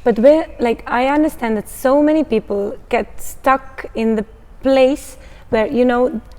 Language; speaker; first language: English; non-native, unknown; Estonian